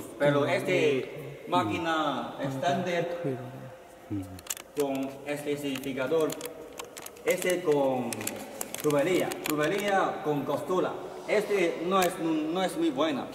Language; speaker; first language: Spanish; non-native, learner; Chinese